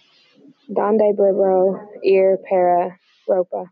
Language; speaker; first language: Spanish; non-native, learner; English